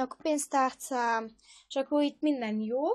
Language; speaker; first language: Hungarian; early bilingual, heritage; Hungarian